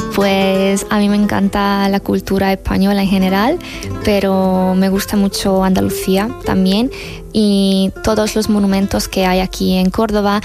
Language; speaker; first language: Spanish; non-native, fluent; Hungarian